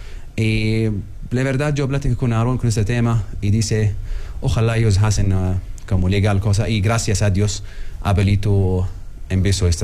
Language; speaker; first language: Spanish; non-native, learner; Arabic